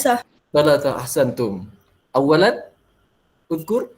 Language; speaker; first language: Arabic; non-native, fluent; Malay